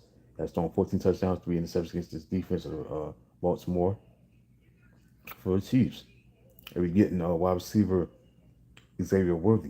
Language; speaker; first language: English; native; English